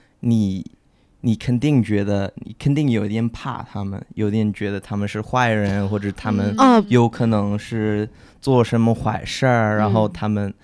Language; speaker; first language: Chinese; non-native, fluent; English